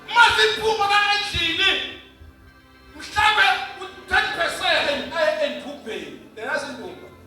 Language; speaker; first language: Zulu; native; Zulu